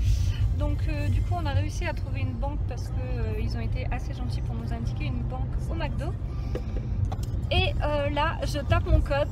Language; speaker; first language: French; native; French